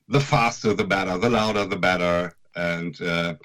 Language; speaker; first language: English; non-native, fluent; German